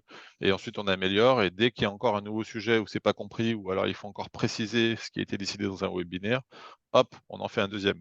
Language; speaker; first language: French; native; French